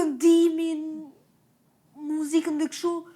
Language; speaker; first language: Albanian; early bilingual, heritage; Albanian